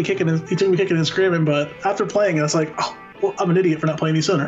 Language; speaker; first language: English; native; English